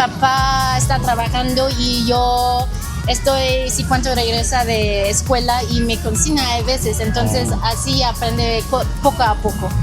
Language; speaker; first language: Spanish; non-native, learner; Chinese